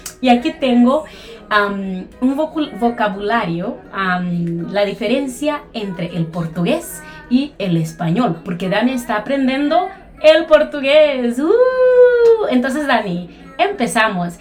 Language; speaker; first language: Spanish; non-native, fluent; Portuguese